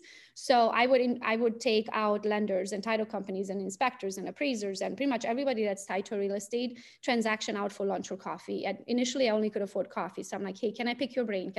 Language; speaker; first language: English; non-native, fluent; Romanian